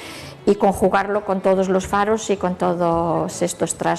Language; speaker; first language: Spanish; native; Spanish